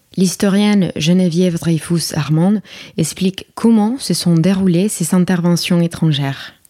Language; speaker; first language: French; non-native, fluent; Spanish